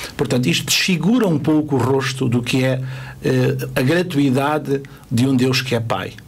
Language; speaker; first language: Portuguese; native; Portuguese